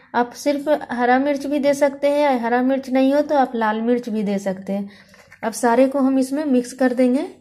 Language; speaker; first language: Hindi; native; Hindi